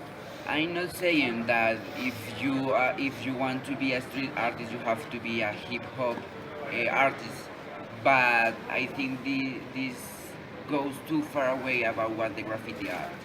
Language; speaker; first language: English; non-native, learner; Spanish